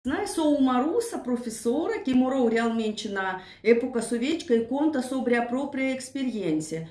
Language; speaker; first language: Portuguese; non-native, learner; Russian